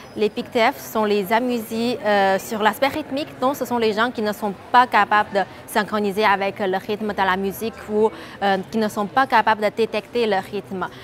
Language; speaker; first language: French; non-native, fluent; Chinese